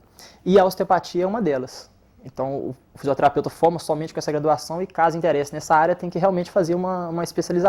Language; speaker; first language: Portuguese; native; Portuguese